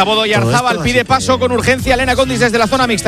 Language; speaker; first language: Spanish; native; Spanish